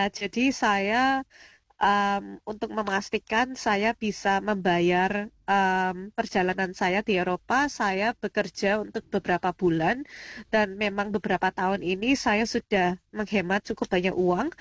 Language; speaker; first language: Indonesian; early bilingual, heritage; Indonesian